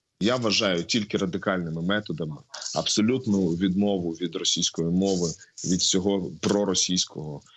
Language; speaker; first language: Ukrainian; non-native, local second language; Russian